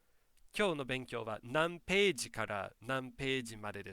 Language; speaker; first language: Japanese; non-native, fluent; English